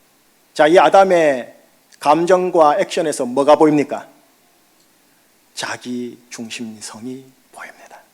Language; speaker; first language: Korean; native; Korean